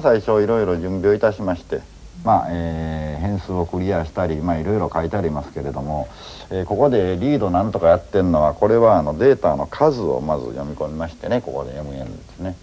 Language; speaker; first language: Japanese; native; Japanese